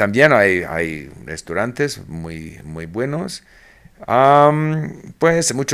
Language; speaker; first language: Spanish; non-native, fluent; English